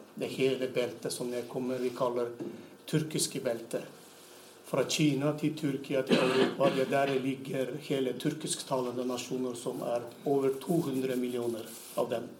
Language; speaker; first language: Norwegian; non-native, fluent; Turkmen